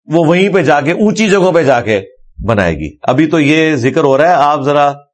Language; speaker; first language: Urdu; non-native, local second language; Punjabi